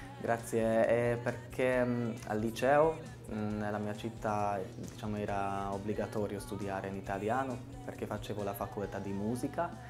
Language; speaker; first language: Italian; non-native, fluent; Hungarian